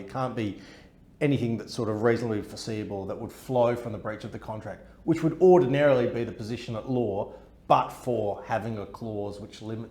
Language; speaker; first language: English; native; English